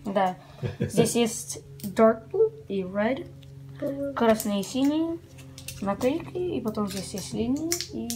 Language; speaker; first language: Russian; early bilingual, heritage; Russian